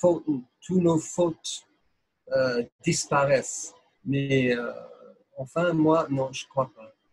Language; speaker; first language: French; non-native, fluent; English